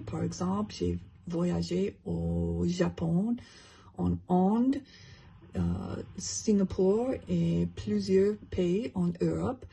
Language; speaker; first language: French; non-native, learner; English